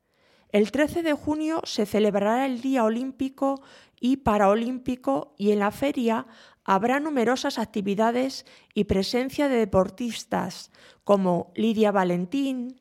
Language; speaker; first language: Spanish; native; Spanish